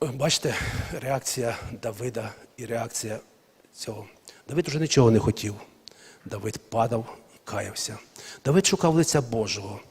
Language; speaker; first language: Ukrainian; non-native, local second language; Russian